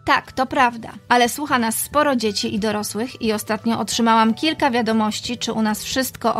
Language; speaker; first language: Polish; native; Polish